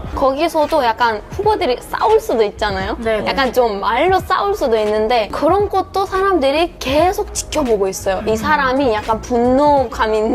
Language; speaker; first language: Korean; non-native, fluent; Persian